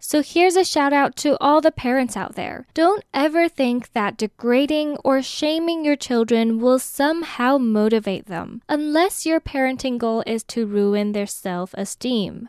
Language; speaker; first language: English; non-native, fluent; Chinese